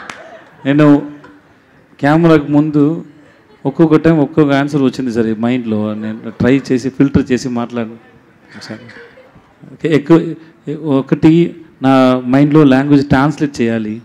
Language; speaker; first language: Telugu; non-native, local second language; Tamil